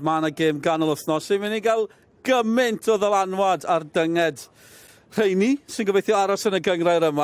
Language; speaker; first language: Welsh; native; Welsh